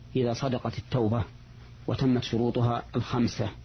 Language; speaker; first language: Arabic; native; Arabic